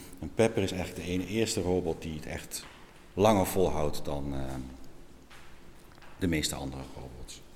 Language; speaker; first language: Dutch; native; Dutch